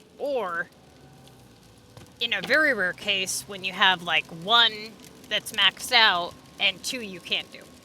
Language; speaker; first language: English; native; English